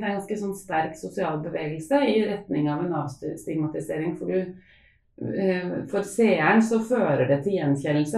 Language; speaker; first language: Norwegian; native; Norwegian